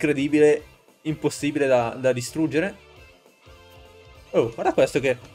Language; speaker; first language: Italian; native; Italian